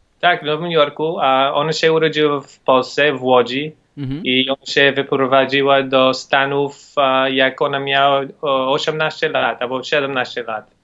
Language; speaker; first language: Polish; non-native, learner; English